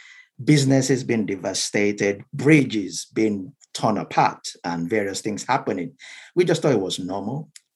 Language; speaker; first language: English; non-native, local second language; Yoruba